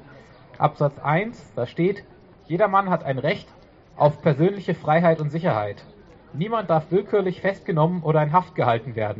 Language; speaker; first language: German; native; German